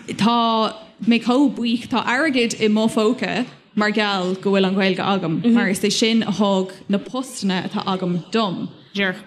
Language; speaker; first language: Irish; non-native, local second language; English